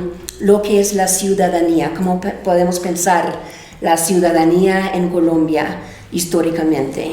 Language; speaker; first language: Spanish; non-native, fluent; English